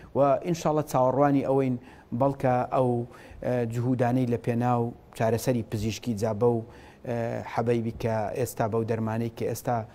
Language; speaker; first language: Central Kurdish; native; Central Kurdish